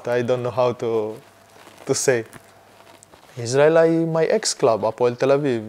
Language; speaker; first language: English; non-native, fluent; Hebrew